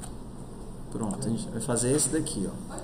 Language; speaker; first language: Portuguese; native; Portuguese